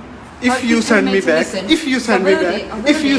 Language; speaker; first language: English; non-native, learner; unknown